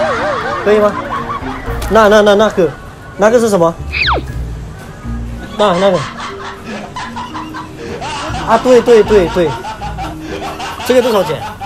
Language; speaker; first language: Chinese; non-native, fluent; Indonesian